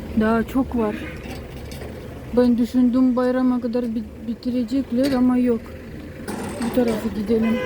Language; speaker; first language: Turkish; non-native, fluent; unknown